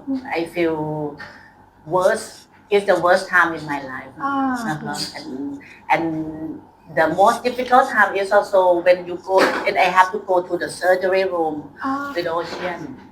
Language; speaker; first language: English; non-native, fluent; Thai